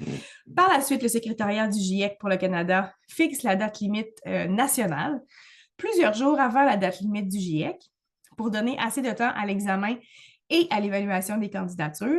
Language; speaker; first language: French; native; French